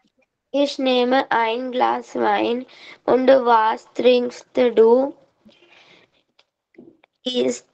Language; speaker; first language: German; non-native, learner; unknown